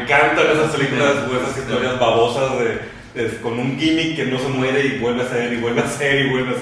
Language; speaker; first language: Spanish; native; Spanish